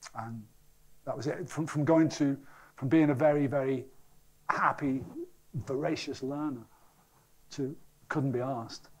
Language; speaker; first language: English; native; English